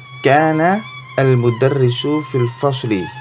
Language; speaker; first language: Arabic; non-native, fluent; Indonesian